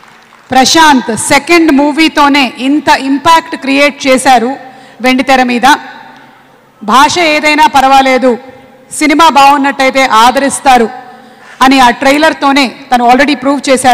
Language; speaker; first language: Telugu; native; Telugu